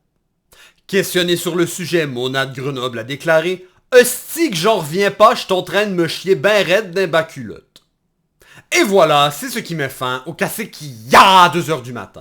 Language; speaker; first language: French; native; French